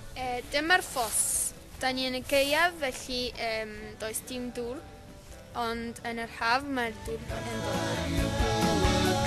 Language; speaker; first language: Welsh; non-native, learner; Spanish